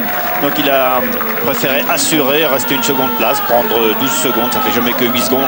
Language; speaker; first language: French; native; French